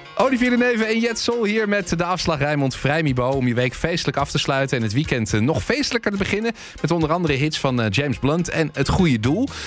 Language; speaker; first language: Dutch; native; Dutch